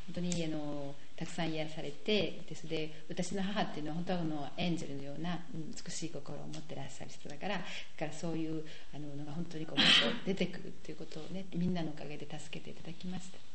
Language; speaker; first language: Japanese; native; Japanese